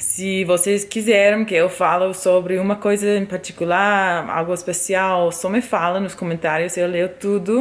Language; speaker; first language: Portuguese; non-native, fluent; English